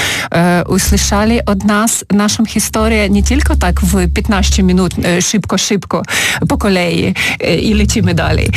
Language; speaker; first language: Polish; non-native, fluent; Ukrainian